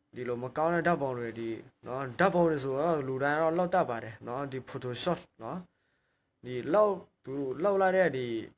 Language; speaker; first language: Burmese; non-native, local second language; S'gaw Karen